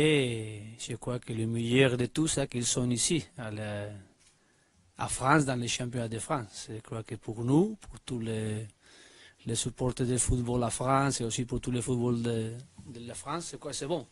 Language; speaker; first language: French; non-native, learner; Spanish